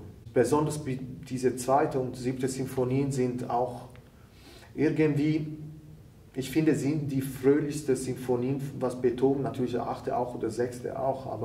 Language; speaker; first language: German; non-native, fluent; Italian